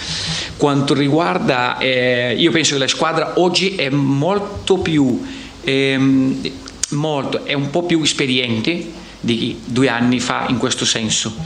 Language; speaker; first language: Italian; non-native, fluent; Portuguese